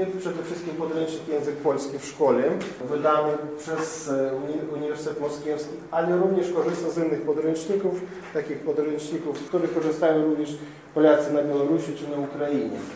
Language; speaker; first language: Polish; non-native, fluent; Russian